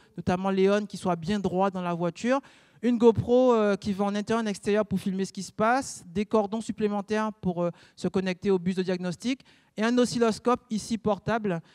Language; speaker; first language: French; native; French